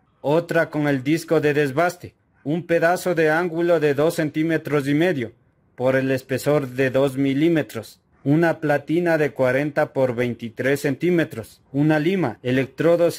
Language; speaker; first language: Spanish; native; Spanish